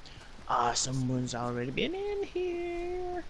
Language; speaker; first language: English; native; English